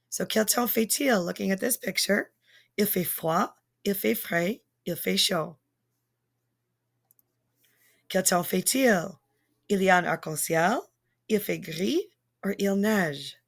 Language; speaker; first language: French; non-native, fluent; English